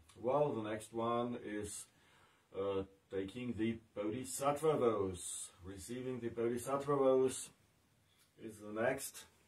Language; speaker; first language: English; non-native, fluent; German